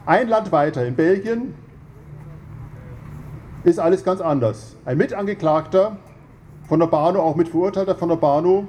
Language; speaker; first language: German; native; German